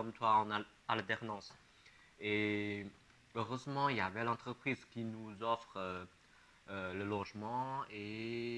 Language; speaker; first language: French; non-native, fluent; Chinese